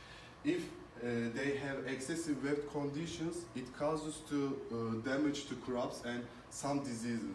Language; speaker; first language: English; non-native, learner; Turkish